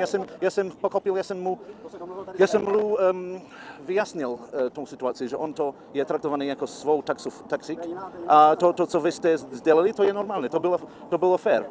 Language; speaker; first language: Czech; non-native, learner; Polish